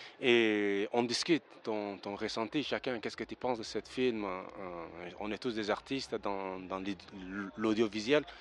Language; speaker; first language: French; early bilingual, other home language; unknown